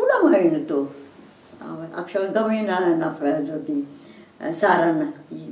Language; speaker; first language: Hebrew; non-native, learner; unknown